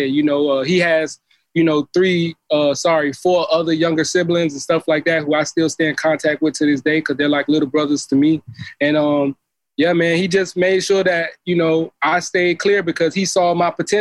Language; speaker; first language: English; native; English